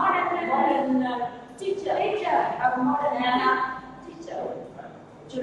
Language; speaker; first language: English; non-native, learner; Vietnamese